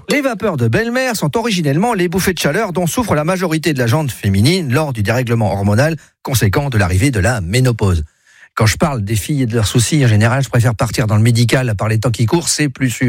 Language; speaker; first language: French; native; French